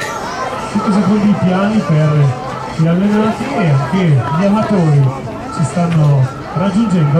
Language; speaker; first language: Italian; native; Italian